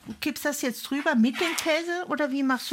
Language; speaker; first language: German; native; German